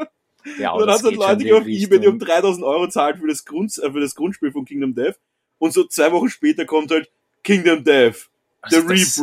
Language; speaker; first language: German; native; German